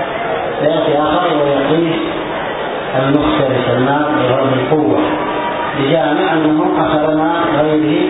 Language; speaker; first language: Arabic; native; Arabic